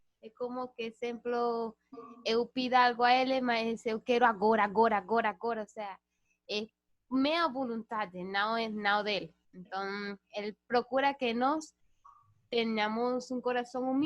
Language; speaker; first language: Portuguese; non-native, learner; Spanish